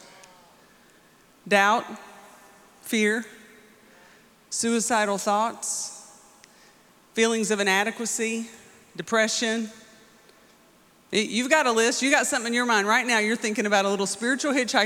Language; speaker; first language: English; native; English